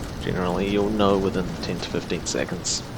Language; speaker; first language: English; native; English